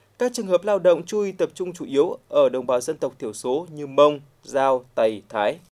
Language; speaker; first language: Vietnamese; native; Vietnamese